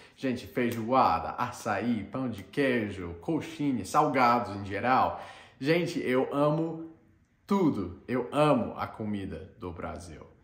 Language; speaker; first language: Portuguese; non-native, fluent; English